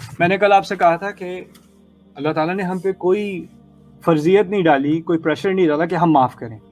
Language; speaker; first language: Urdu; native; Urdu